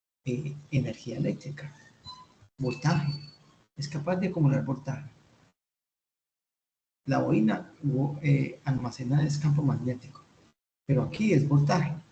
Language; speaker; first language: Spanish; native; Spanish